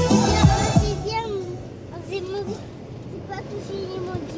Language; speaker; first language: French; early bilingual, other home language; Arabic